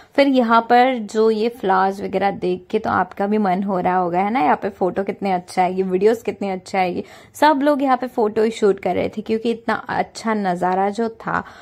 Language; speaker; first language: Hindi; non-native, local second language; Marathi